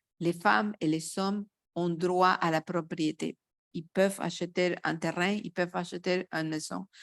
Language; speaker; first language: French; non-native, fluent; Spanish